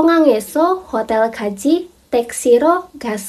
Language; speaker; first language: Korean; non-native, fluent; Indonesian